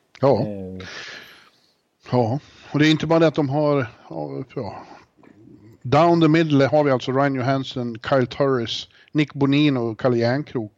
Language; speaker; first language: Swedish; native; Swedish